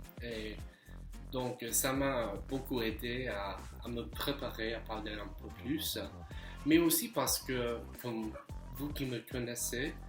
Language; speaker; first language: French; non-native, fluent; English